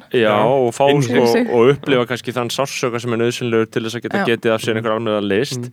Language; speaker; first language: Icelandic; native; Icelandic